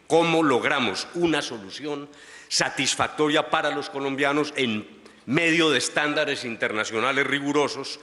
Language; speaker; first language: Spanish; native; Spanish